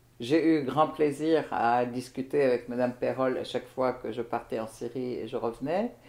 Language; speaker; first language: French; non-native, fluent; Arabic